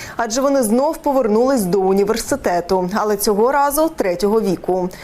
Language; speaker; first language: Ukrainian; native; Ukrainian